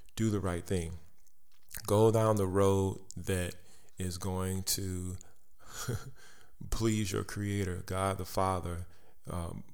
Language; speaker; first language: English; native; English